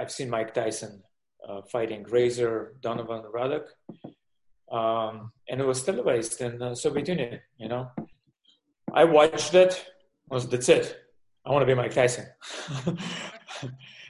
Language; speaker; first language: English; non-native, fluent; Russian